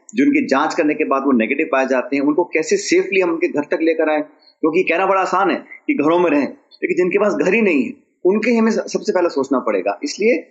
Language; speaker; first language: Hindi; native; Hindi